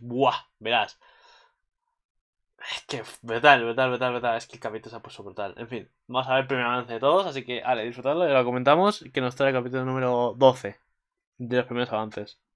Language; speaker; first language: Spanish; native; Spanish